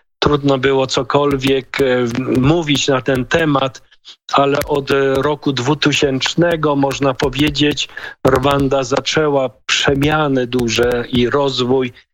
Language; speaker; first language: Polish; native; Polish